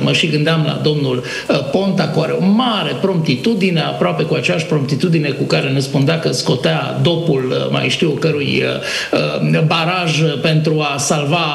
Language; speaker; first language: Romanian; native; Romanian